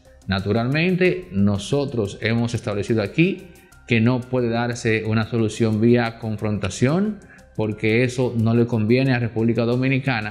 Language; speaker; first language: Spanish; native; Spanish